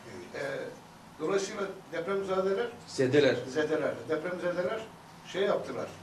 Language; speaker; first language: Turkish; native; Turkish